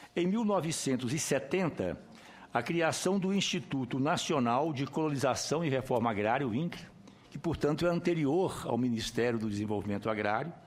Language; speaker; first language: Portuguese; native; Portuguese